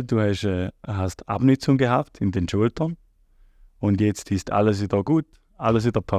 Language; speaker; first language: German; native; German